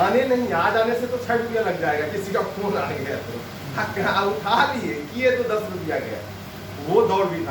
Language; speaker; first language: Hindi; native; Hindi